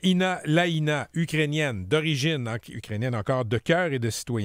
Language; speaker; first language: French; native; French